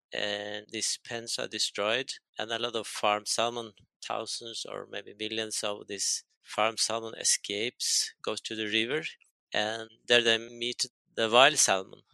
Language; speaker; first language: English; non-native, fluent; Norwegian